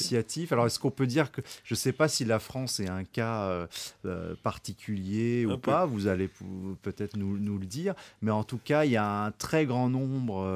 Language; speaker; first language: French; native; French